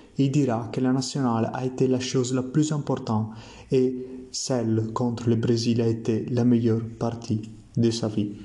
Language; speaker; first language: French; non-native, learner; Italian